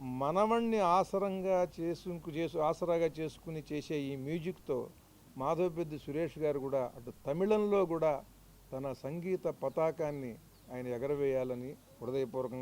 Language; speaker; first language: Telugu; native; Telugu